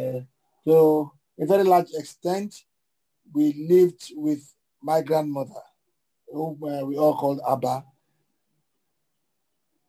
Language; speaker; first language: English; native; English